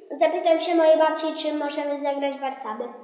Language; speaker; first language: Polish; early bilingual, heritage; Polish